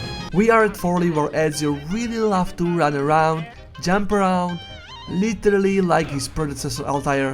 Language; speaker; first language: English; non-native, fluent; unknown